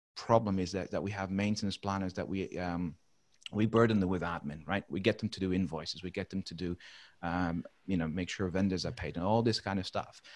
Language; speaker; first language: English; non-native, fluent; Dutch